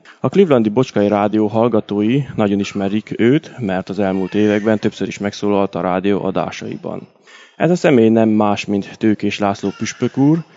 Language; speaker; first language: Hungarian; early bilingual, heritage; Hungarian